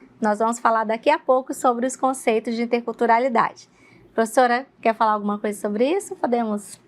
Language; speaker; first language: Portuguese; native; Portuguese